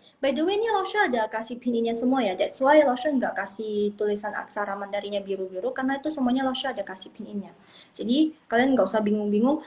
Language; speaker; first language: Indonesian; non-native, local second language; Min Nan Chinese